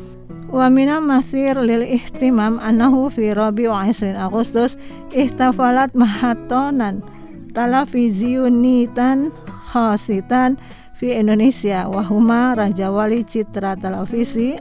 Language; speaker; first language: Arabic; non-native, fluent; Indonesian